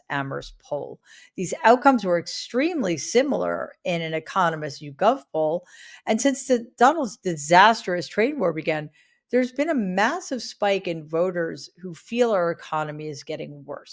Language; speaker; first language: English; native; English